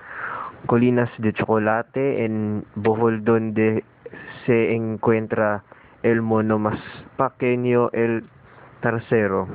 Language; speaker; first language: Spanish; non-native, learner; Filipino